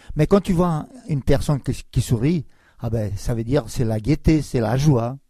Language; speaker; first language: French; non-native, fluent; Serbian